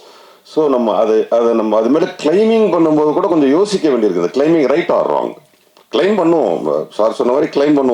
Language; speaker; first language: Tamil; native; Tamil